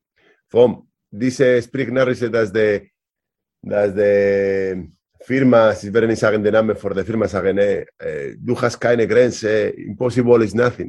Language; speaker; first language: German; non-native, learner; Spanish